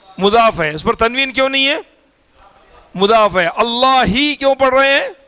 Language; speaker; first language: Urdu; native; Urdu